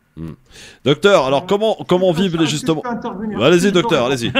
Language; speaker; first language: French; native; French